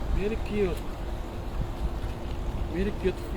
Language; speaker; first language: English; non-native, local second language; Filipino